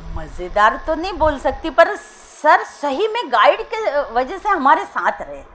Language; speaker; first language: Hindi; non-native, local second language; Marathi